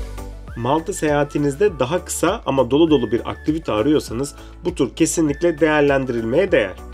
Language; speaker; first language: Turkish; native; Turkish